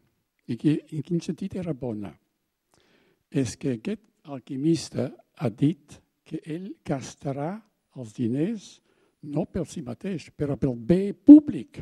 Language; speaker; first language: Catalan; non-native, fluent; German